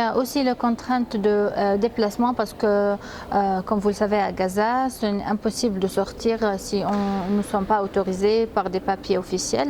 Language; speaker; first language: French; non-native, fluent; Arabic